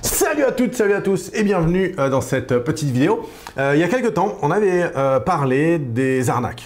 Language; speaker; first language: French; native; French